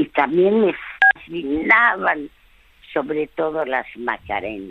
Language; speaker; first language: Spanish; early bilingual, other home language; French